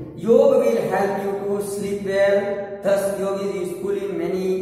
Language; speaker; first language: English; non-native, local second language; Gujarati